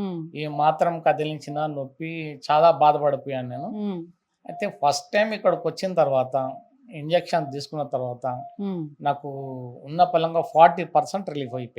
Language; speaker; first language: Telugu; native; Telugu